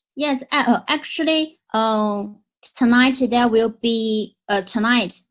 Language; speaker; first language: English; non-native, fluent; Chinese